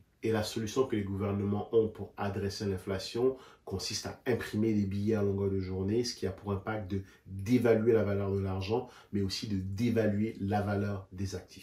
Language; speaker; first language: French; native; French